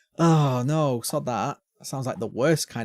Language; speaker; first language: English; native; English